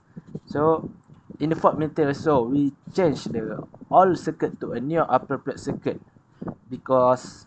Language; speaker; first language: English; non-native, learner; Malay